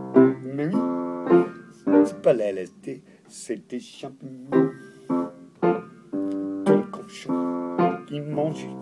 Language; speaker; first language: French; non-native, learner; English